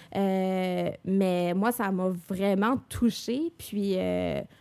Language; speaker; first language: French; native; French